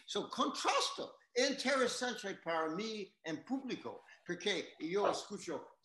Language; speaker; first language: Portuguese; non-native, learner; English